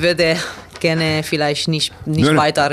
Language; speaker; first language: German; non-native, learner; Italian